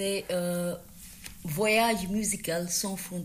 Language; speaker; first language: French; non-native, learner; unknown